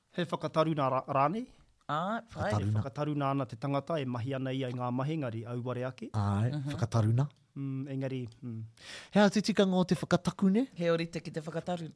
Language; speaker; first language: Māori; non-native, local second language; English